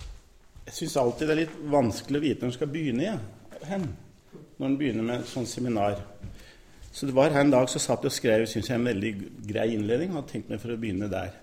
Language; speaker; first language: Norwegian; native; Norwegian